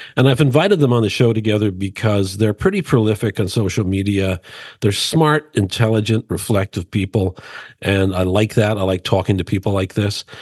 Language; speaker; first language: English; native; English